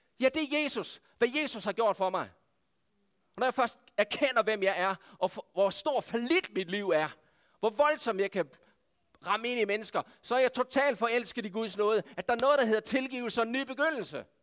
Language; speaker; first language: Danish; native; Danish